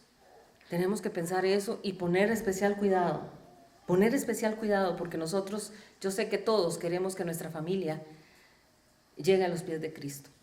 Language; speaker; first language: Spanish; native; Spanish